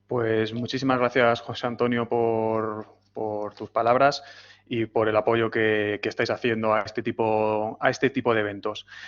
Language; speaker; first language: Spanish; native; Spanish